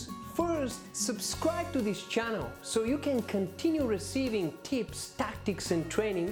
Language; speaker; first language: English; non-native, fluent; Bulgarian